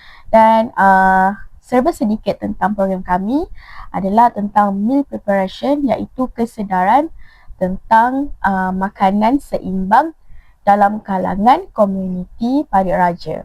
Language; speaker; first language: Malay; native; Malay